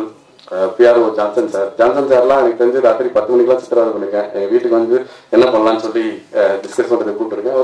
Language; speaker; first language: Tamil; native; Tamil